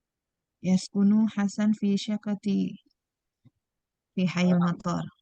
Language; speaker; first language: Arabic; non-native, learner; Indonesian